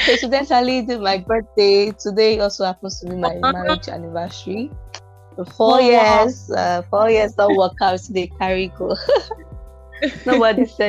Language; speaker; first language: English; non-native, local second language; Igbo